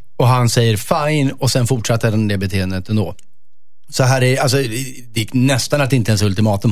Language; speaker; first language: Swedish; native; Swedish